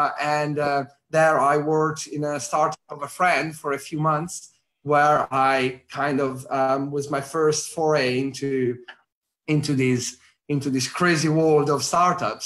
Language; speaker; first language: English; non-native, fluent; Italian